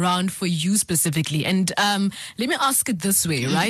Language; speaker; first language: English; non-native, local second language; Zulu